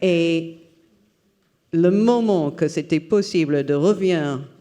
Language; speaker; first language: French; non-native, fluent; English